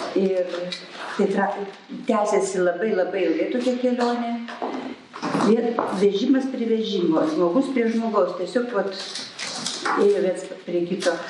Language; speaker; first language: Lithuanian; early bilingual, other home language; German